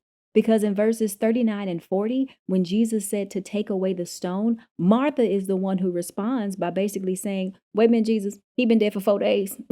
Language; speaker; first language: English; native; English